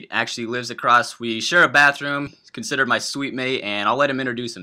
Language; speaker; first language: English; native; English